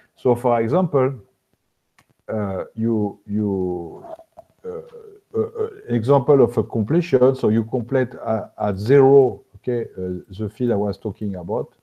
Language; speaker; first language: English; non-native, fluent; French